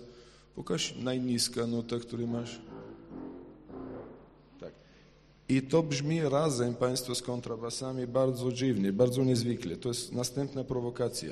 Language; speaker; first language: Polish; non-native, fluent; Ukrainian